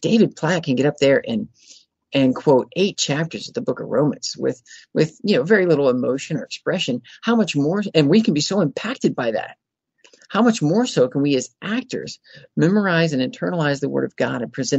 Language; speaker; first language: English; native; English